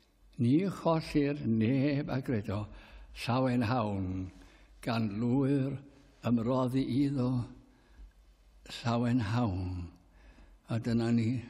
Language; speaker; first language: Welsh; native; Welsh